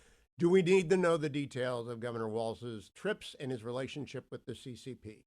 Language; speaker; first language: English; native; English